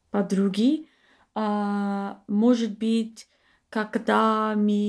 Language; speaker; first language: Russian; non-native, learner; English